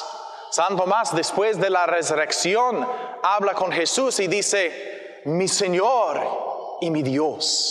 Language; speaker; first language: Spanish; non-native, learner; English